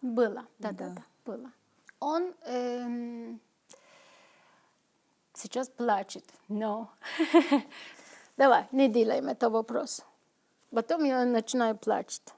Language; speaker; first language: Russian; non-native, learner; Turkish